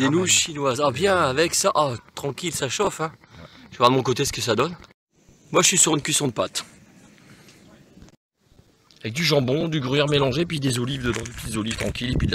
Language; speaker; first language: French; native; French